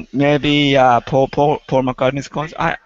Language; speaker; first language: English; non-native, learner; Japanese